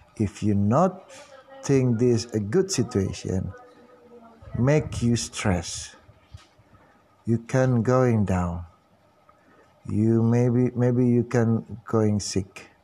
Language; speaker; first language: English; non-native, learner; Indonesian